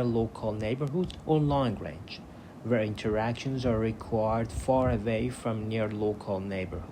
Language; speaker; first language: English; non-native, fluent; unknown